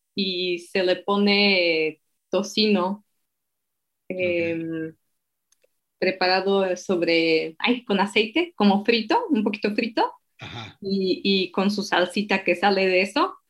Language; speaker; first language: Spanish; non-native, fluent; Slovak